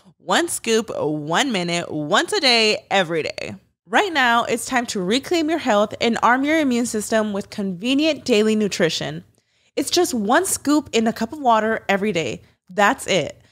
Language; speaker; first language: English; early bilingual, other home language; Spanish